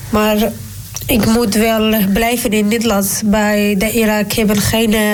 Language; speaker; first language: Dutch; non-native, learner; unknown